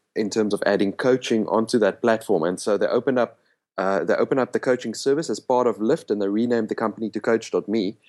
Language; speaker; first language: English; non-native, local second language; Afrikaans